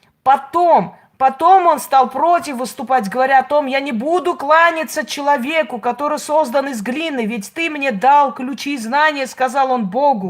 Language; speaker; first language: Russian; native; Russian